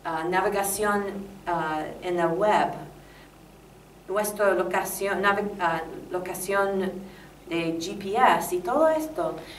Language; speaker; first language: Spanish; non-native, learner; English